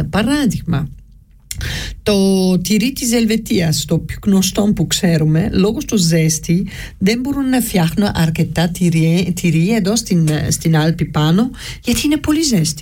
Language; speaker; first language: Greek; early bilingual, heritage; Greek